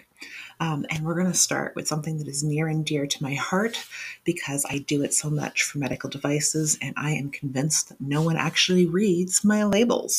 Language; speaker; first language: English; native; English